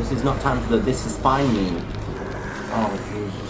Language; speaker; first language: English; native; English